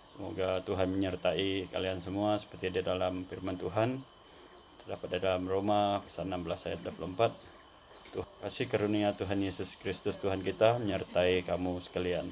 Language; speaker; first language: Malay; non-native, local second language; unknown